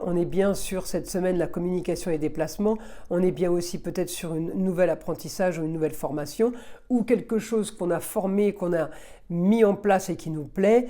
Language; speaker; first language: French; native; French